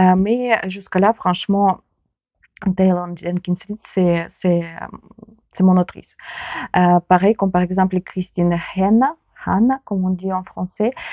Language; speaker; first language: French; non-native, fluent; Ukrainian